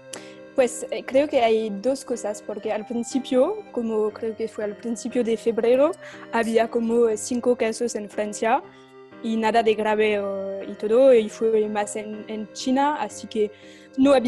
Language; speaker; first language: Spanish; non-native, fluent; French